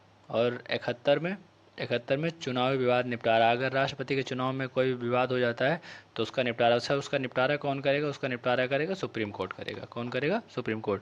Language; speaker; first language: Hindi; native; Hindi